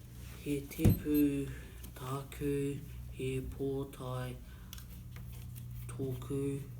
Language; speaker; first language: Māori; non-native, learner; English